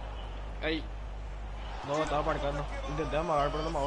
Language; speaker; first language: Spanish; native; Spanish